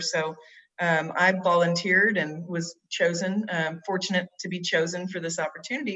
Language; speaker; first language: English; native; English